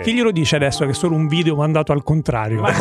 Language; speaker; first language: Italian; native; Italian